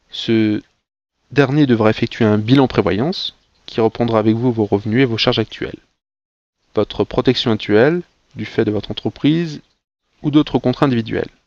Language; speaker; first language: French; native; French